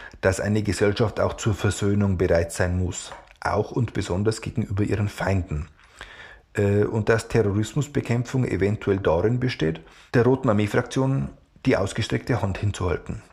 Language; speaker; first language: German; native; German